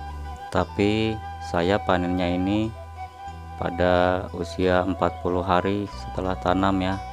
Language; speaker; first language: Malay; non-native, local second language; Sundanese